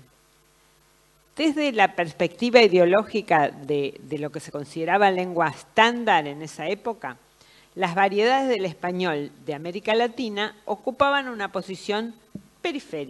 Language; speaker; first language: Spanish; native; Spanish